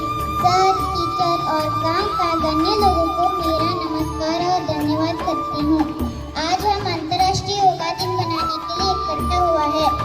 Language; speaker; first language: Hindi; non-native, local second language; Kannada